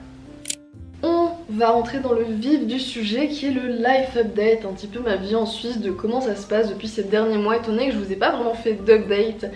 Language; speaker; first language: French; native; French